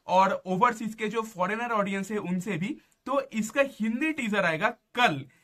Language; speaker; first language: Hindi; non-native, local second language; Bangla